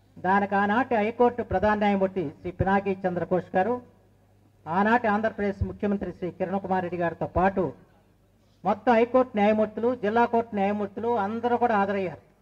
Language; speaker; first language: Telugu; native; Telugu